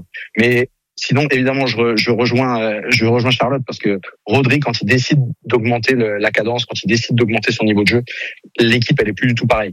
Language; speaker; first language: French; native; French